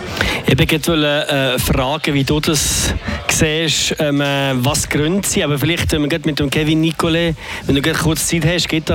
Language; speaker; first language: German; native; German